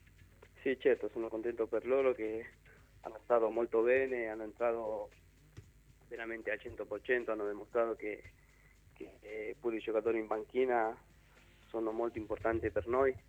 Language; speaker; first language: Italian; non-native, learner; Spanish